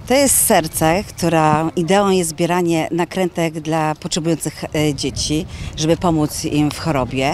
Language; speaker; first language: Polish; native; Polish